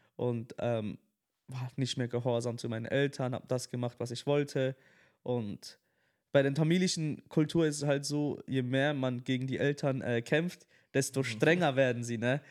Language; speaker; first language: German; early bilingual, other home language; Tamil